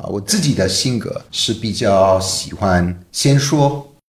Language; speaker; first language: Chinese; non-native, fluent; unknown